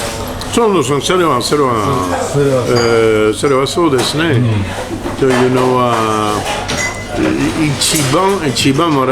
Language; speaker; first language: Japanese; non-native, learner; French